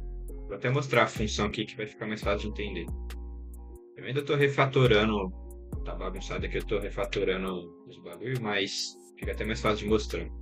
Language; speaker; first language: Portuguese; native; Portuguese